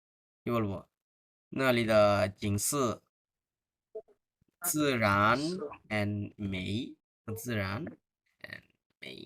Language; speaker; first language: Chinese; non-native, fluent; Bangla